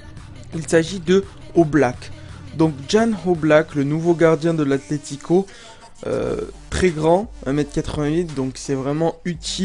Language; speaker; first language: French; native; French